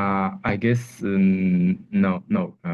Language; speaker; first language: English; non-native, learner; Japanese